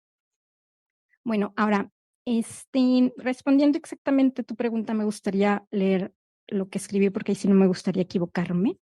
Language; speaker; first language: Spanish; native; Spanish